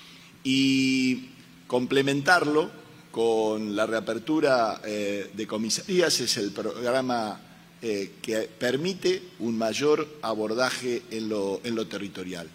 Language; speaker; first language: Spanish; native; Spanish